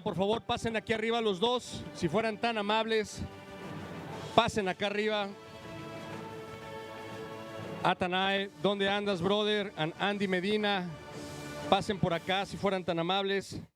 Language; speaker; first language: Spanish; native; Spanish